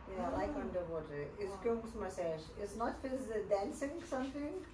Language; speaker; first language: English; non-native, learner; Russian